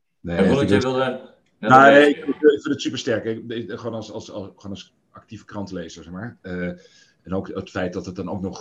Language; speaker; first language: Dutch; native; Dutch